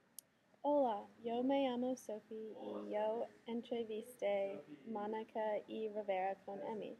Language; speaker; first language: Spanish; non-native, learner; English